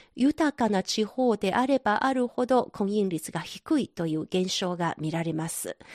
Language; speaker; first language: Japanese; non-native, fluent; Chinese